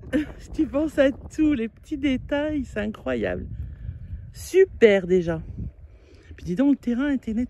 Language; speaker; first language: French; native; French